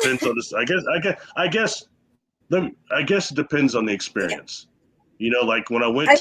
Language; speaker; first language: English; native; English